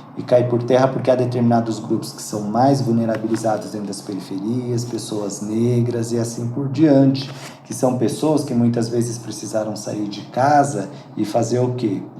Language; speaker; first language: Portuguese; native; Portuguese